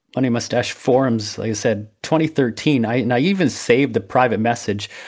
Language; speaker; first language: English; native; English